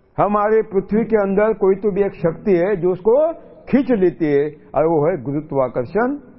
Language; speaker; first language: Hindi; non-native, local second language; Marathi